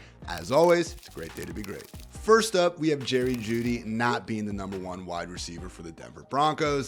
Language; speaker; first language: English; native; English